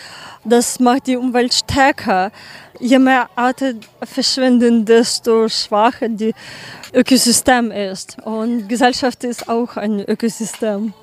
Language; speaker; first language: German; non-native, learner; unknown